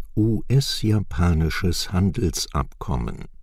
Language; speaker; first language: German; native; German